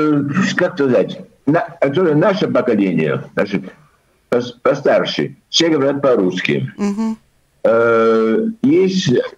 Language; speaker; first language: Russian; early bilingual, heritage; Russian